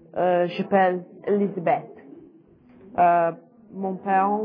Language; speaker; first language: French; non-native, learner; English